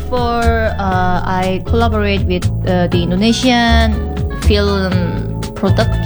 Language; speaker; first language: English; non-native, learner; Korean